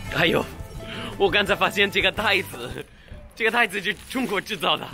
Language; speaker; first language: Chinese; non-native, fluent; Spanish